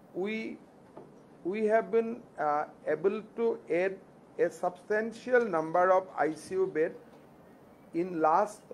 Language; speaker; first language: English; non-native, local second language; Assamese